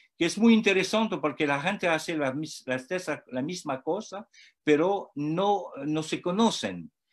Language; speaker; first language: Spanish; non-native, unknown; French